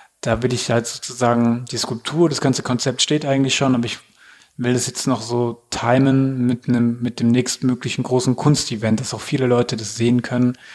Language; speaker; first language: German; native; German